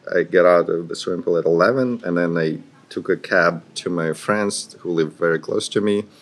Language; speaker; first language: English; non-native, fluent; Ukrainian